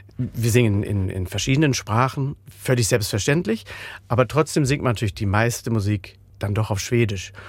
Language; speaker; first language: German; native; German